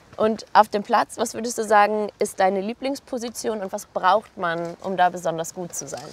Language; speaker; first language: German; native; German